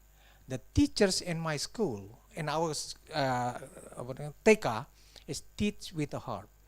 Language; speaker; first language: English; non-native, fluent; Indonesian